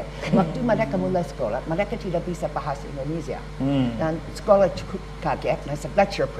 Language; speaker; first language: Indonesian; non-native, learner; English